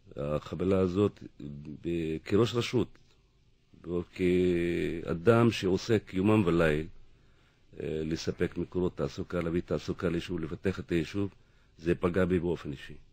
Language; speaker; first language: Hebrew; non-native, local second language; Arabic